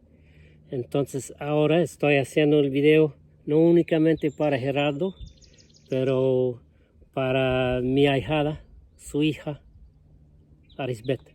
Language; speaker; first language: Spanish; non-native, fluent; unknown